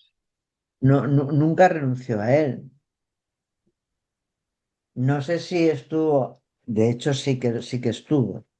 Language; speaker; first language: Spanish; native; Spanish